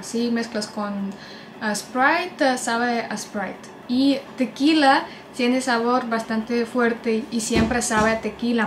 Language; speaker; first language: Spanish; non-native, fluent; Russian